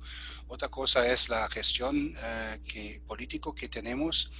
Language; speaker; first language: Spanish; non-native, fluent; German